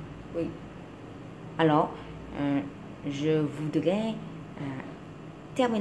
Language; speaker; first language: French; non-native, learner; Vietnamese